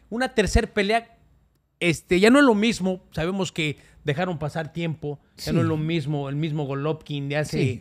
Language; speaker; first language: Spanish; native; Spanish